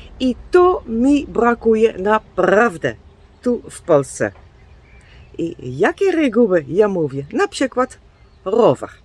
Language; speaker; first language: Polish; non-native, learner; Dutch